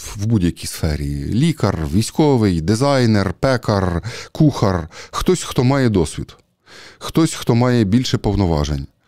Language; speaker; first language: Ukrainian; native; Ukrainian